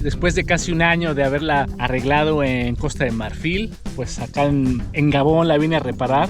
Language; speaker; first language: Spanish; native; Spanish